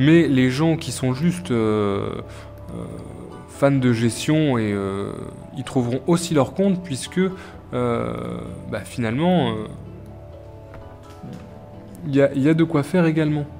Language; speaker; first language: French; native; French